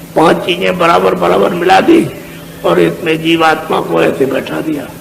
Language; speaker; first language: Hindi; native; Hindi